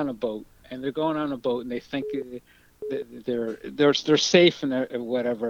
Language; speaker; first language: English; native; English